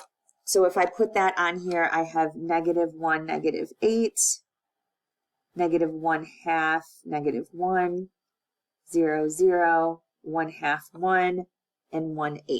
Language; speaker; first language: English; native; English